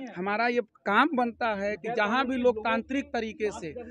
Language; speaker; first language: Hindi; native; Hindi